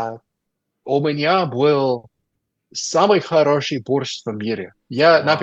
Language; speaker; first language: Russian; non-native, learner; English